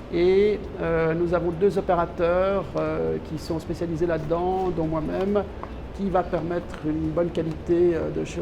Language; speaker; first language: French; native; French